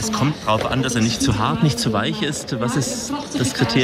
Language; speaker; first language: German; native; German